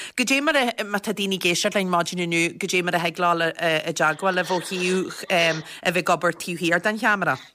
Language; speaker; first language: Irish; native; Irish